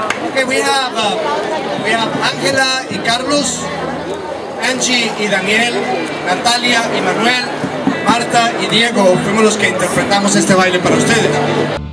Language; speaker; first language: Spanish; native; Spanish